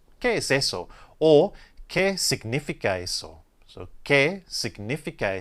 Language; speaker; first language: Spanish; non-native, fluent; English